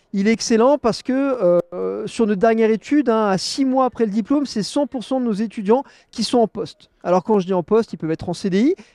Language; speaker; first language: French; native; French